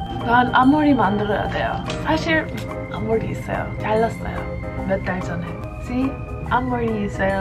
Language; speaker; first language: Korean; non-native, fluent; English